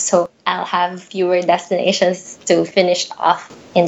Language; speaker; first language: English; non-native, local second language; Pampanga